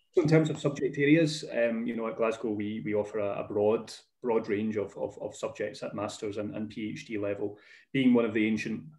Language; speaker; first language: English; native; English